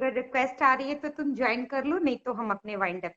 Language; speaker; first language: Hindi; native; Hindi